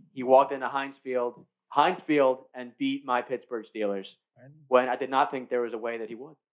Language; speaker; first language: English; native; English